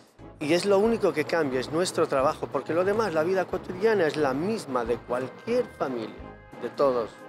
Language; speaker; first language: Spanish; native; Spanish